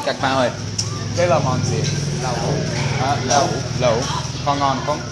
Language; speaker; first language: Vietnamese; non-native, learner; English